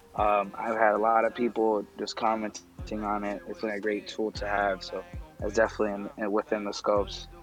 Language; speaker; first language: English; non-native, fluent; Spanish